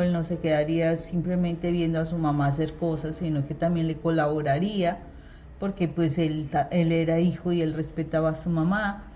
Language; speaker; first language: Spanish; native; Spanish